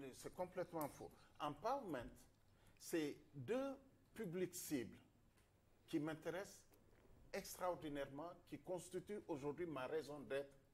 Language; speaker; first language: French; non-native, local second language; Wolof